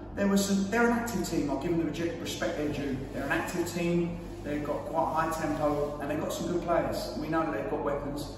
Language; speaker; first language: English; native; English